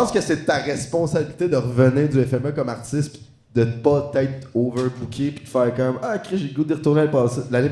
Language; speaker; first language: French; native; French